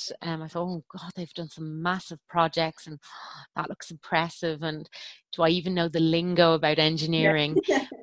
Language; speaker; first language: English; native; English